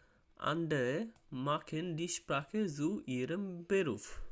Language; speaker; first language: German; non-native, learner; Hindi